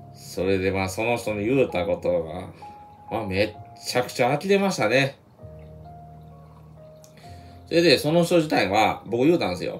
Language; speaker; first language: Japanese; native; Japanese